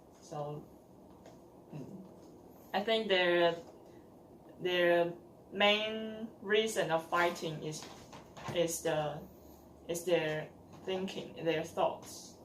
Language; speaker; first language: English; non-native, learner; Chinese